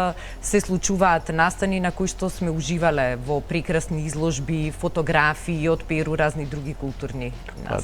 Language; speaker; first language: Macedonian; native; Macedonian